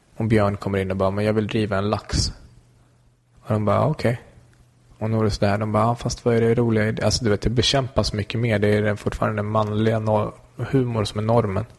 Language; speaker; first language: Swedish; early bilingual, other home language; Kurdish